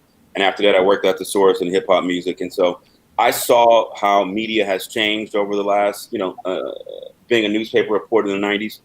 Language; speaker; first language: English; native; English